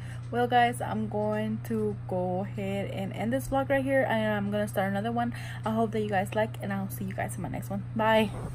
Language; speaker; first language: English; early bilingual, other home language; Spanish